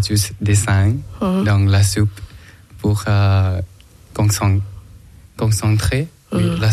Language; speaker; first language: French; non-native, learner; Thai